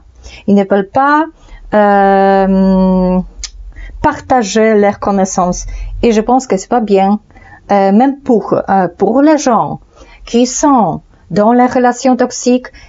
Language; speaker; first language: French; non-native, fluent; Polish